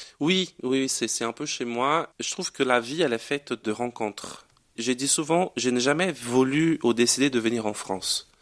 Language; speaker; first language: French; non-native, fluent; Portuguese